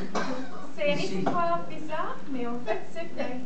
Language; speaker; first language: French; non-native, learner; English